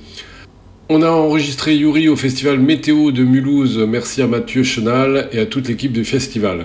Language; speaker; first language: French; native; French